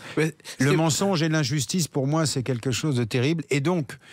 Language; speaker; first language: French; native; French